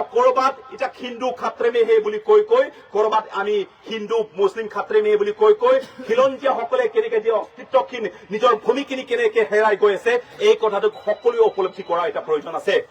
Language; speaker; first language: Assamese; non-native, local second language; Karbi